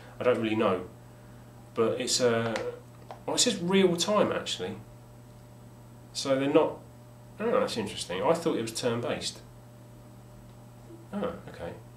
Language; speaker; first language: English; native; English